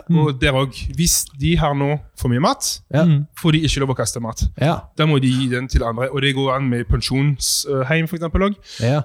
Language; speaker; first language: Norwegian; non-native, fluent; French